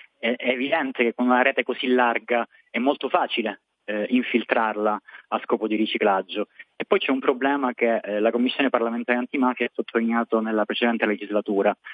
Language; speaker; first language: Italian; native; Italian